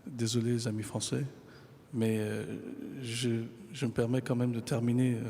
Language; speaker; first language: French; non-native, fluent; Persian